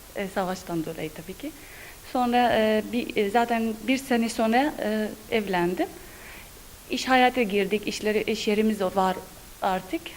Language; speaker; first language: Turkish; non-native, learner; Arabic